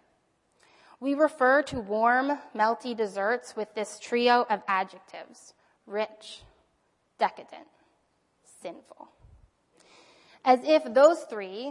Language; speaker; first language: English; native; English